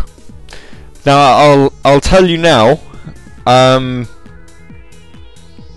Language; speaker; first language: English; native; English